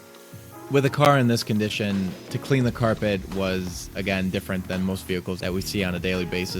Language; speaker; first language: English; native; English